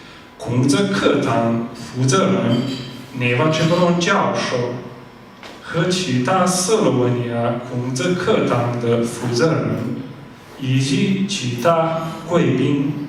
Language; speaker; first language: Chinese; non-native, fluent; Slovenian